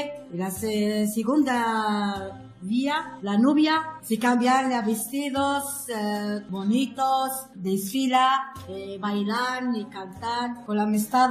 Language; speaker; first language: Spanish; non-native, learner; Arabic